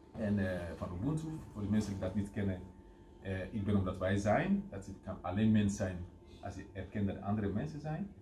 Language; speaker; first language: Dutch; non-native, fluent; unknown